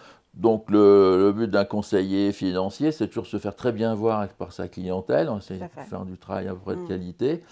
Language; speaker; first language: French; native; French